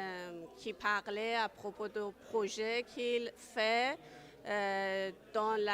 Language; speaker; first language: French; non-native, learner; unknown